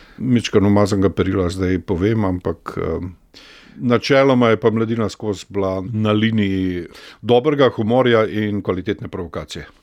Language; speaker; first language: Slovenian; native; Slovenian